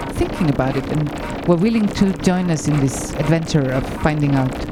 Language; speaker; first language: English; non-native, fluent; German